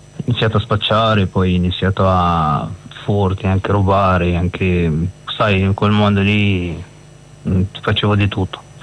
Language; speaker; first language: Italian; non-native, learner; Arabic